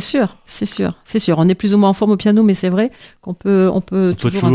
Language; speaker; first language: French; native; French